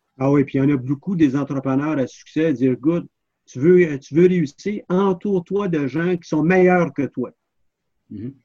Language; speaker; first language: French; native; French